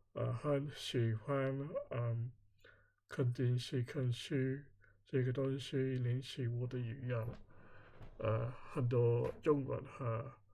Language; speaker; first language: Chinese; non-native, learner; English